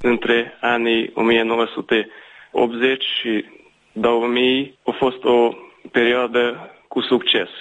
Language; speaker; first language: Romanian; early bilingual, heritage; Romanian